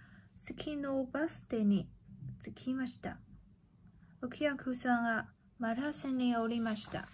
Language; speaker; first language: Japanese; non-native, learner; Chinese